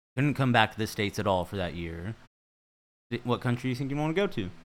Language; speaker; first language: English; native; English